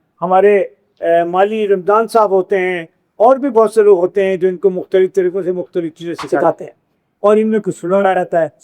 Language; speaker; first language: Urdu; native; Urdu